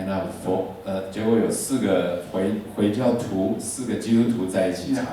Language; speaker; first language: Chinese; native; Chinese